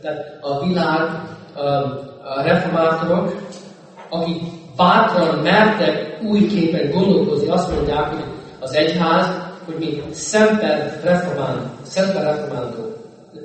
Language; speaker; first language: Hungarian; non-native, fluent; English